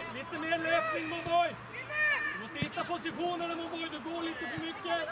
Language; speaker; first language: Swedish; native; Swedish